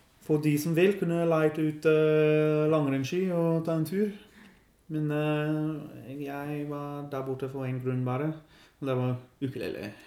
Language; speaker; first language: Norwegian; non-native, learner; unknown